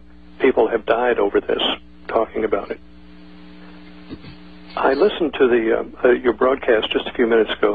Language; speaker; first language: English; native; English